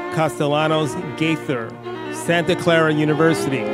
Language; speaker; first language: English; early bilingual, other home language; Spanish